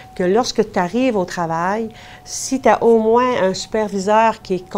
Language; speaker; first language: French; native; French